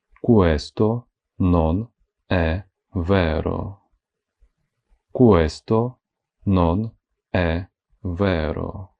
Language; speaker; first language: Italian; non-native, fluent; Ukrainian